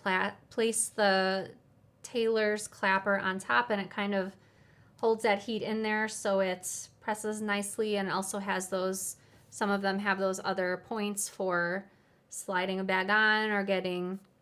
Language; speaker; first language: English; native; English